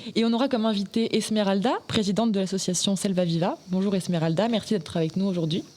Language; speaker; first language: French; native; French